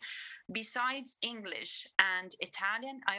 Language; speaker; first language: English; non-native, fluent; Italian